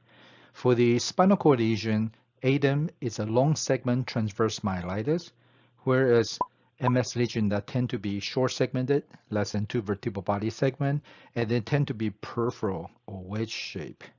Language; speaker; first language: English; non-native, fluent; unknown